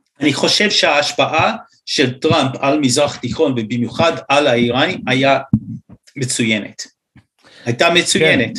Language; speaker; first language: Hebrew; non-native, fluent; English